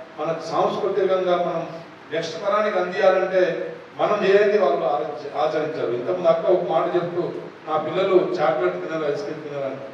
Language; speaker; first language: Telugu; non-native, local second language; Lambadi